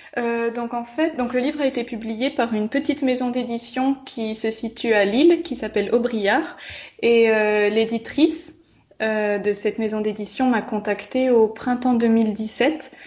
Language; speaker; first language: French; native; French